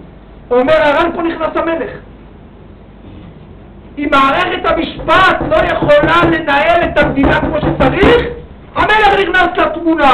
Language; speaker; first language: Hebrew; native; Hebrew